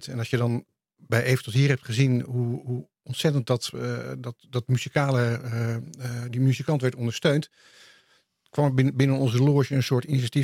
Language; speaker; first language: Dutch; native; Dutch